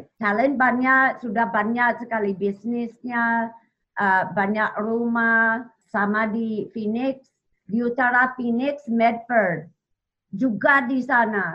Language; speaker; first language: Indonesian; non-native, learner; English